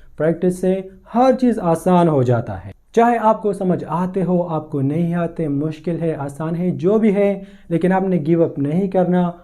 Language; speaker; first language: Urdu; non-native, local second language; Pashto